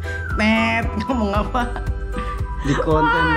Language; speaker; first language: Indonesian; native; Indonesian